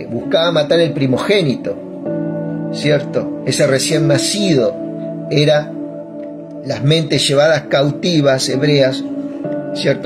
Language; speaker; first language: Spanish; native; Spanish